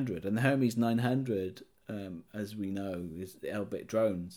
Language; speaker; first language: English; native; English